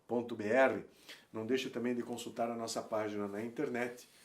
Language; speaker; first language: Portuguese; native; Portuguese